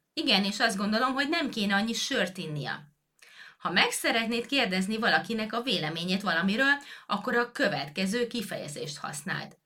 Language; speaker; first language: Hungarian; native; Hungarian